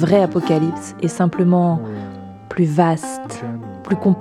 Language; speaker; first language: French; native; French